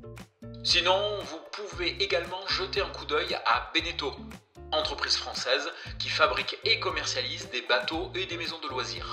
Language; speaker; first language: French; native; French